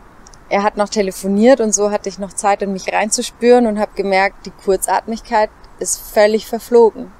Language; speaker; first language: German; native; German